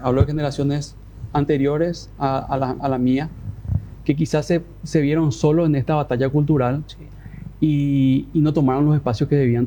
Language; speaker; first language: Spanish; native; Spanish